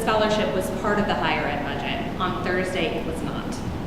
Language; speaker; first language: English; native; English